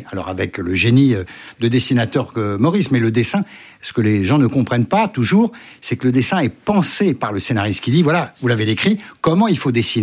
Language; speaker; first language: French; native; French